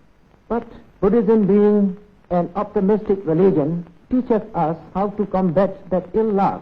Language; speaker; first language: English; non-native, local second language; Burmese